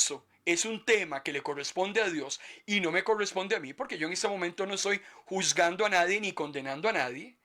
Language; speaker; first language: Spanish; native; Spanish